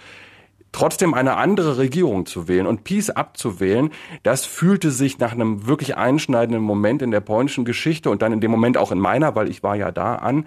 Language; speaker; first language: German; native; German